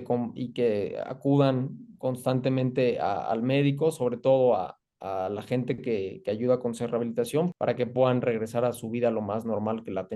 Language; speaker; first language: Spanish; native; Spanish